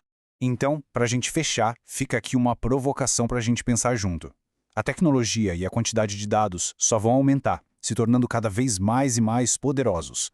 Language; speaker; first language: Portuguese; native; Portuguese